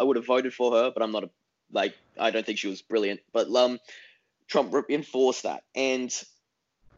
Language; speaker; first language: English; native; English